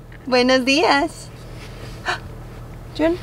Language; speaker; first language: Spanish; early bilingual, heritage; Spanish